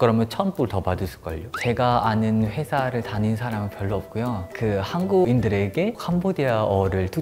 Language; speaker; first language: Korean; non-native, fluent; Khmer